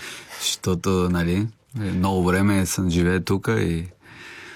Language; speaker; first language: Bulgarian; non-native, learner; Spanish